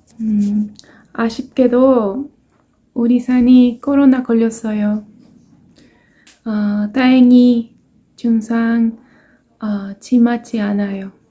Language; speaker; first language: Korean; non-native, fluent; Spanish